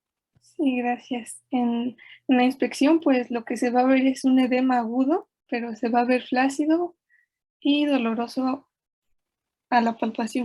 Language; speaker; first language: Spanish; native; Spanish